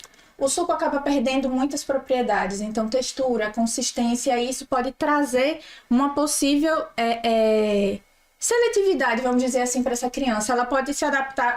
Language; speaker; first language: Portuguese; native; Portuguese